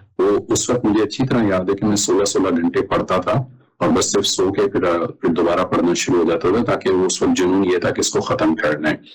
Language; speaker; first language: Urdu; native; Urdu